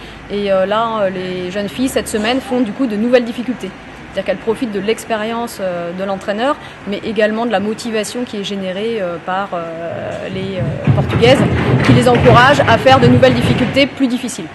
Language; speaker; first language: French; native; French